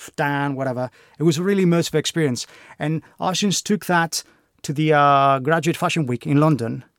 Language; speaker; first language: English; non-native, fluent; Greek